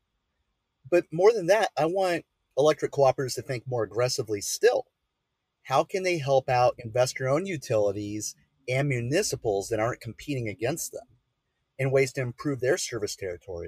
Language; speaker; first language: English; native; English